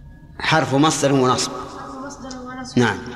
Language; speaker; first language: Arabic; native; Arabic